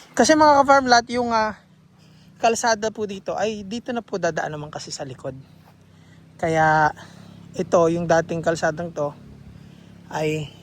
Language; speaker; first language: Filipino; native; Filipino